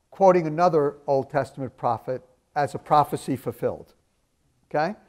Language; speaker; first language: English; native; English